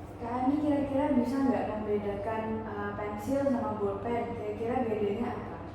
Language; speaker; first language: Indonesian; native; Indonesian